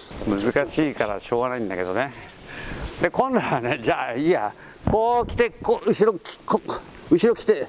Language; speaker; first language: Japanese; native; Japanese